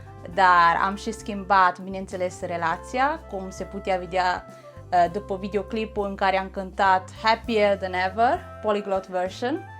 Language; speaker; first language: Romanian; non-native, fluent; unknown